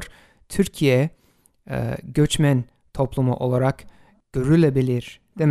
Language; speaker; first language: Turkish; non-native, fluent; English